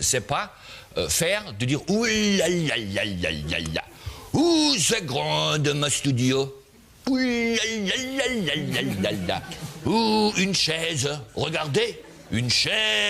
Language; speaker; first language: French; non-native, learner; German